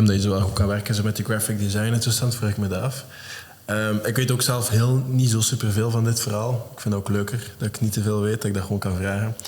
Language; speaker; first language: Dutch; native; Dutch